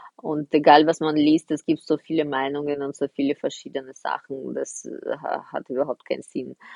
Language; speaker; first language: German; non-native, fluent; Russian